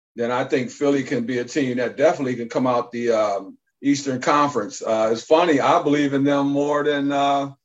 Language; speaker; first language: English; native; English